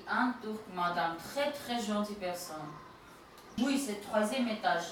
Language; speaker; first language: French; non-native, learner; Armenian